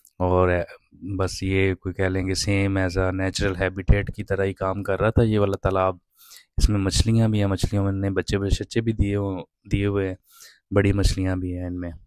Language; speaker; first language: Urdu; non-native, local second language; Punjabi